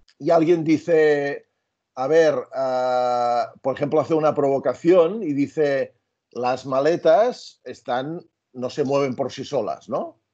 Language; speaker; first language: Spanish; native; Spanish